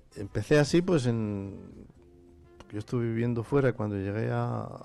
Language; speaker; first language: Spanish; native; Spanish